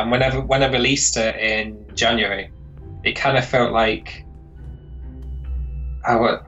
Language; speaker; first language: English; native; English